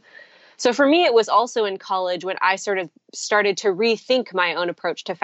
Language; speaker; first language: English; native; English